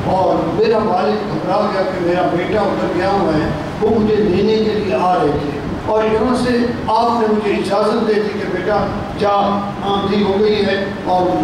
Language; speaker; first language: Urdu; non-native, local second language; Punjabi